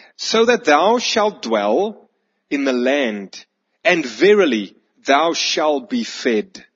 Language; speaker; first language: English; non-native, local second language; Afrikaans